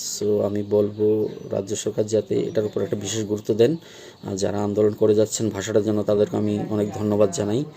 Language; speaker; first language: Bangla; non-native, local second language; Kok Borok